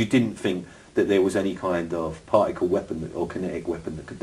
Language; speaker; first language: English; native; English